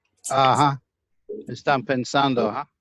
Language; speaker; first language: Spanish; non-native, fluent; English